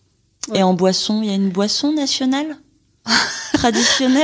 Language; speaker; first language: French; native; French